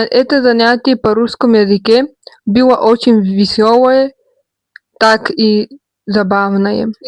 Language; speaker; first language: Russian; non-native, learner; Bulgarian